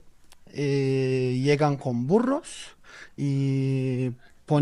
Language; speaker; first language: Spanish; non-native, learner; Turkish